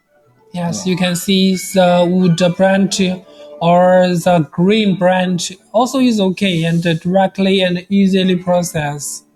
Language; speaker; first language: English; non-native, learner; Chinese